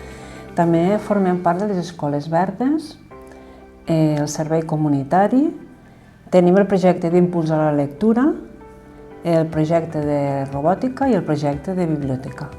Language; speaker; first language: Catalan; native; Catalan